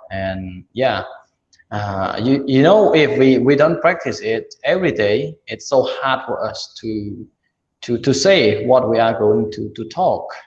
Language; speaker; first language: English; non-native, learner; Khmer